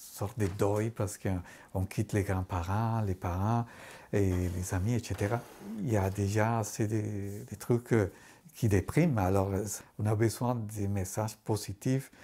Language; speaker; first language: French; non-native, fluent; Spanish